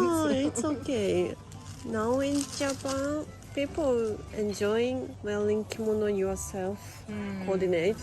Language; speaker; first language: English; non-native, learner; Japanese